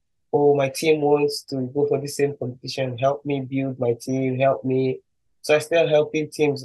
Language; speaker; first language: English; non-native, local second language; Igbo